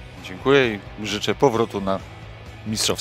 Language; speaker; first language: Polish; native; Polish